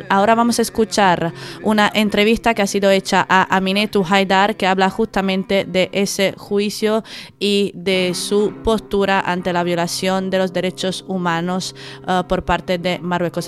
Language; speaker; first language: Spanish; native; Spanish